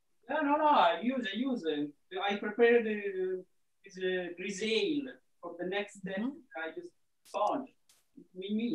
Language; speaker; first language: English; non-native, learner; Italian